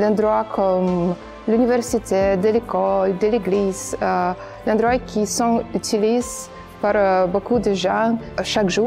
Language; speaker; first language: French; non-native, learner; Ukrainian